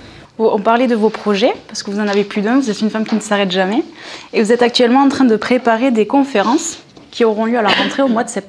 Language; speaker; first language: French; native; French